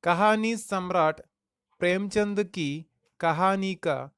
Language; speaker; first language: Hindi; non-native, local second language; Malayalam